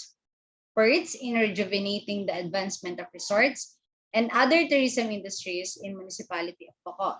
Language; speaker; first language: English; non-native, local second language; Filipino